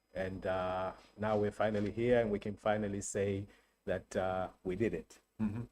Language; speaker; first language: English; non-native, local second language; Swahili